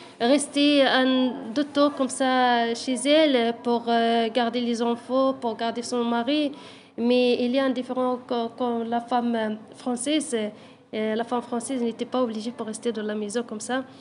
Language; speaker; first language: French; non-native, learner; Arabic